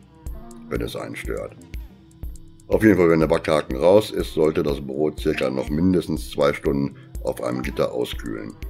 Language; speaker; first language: German; native; German